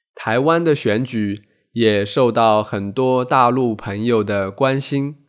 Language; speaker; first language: Chinese; native; Chinese